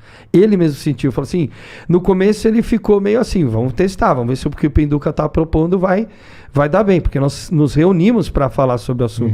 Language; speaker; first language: Portuguese; native; Portuguese